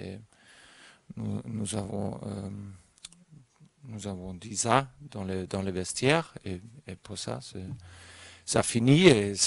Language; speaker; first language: French; non-native, learner; German